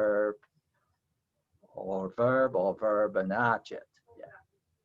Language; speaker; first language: English; non-native, fluent; Chinese